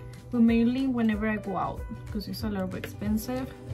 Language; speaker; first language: English; early bilingual, other home language; Spanish